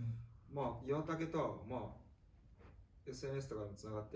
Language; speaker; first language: Japanese; native; Japanese